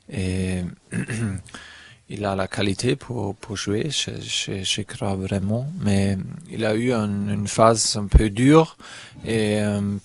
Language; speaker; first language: French; non-native, fluent; German